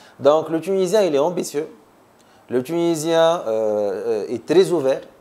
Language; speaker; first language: French; non-native, local second language; Arabic